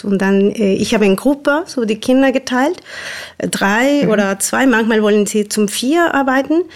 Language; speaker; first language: German; non-native, fluent; Spanish